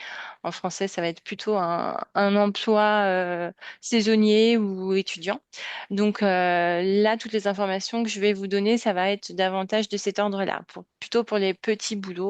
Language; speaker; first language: French; native; French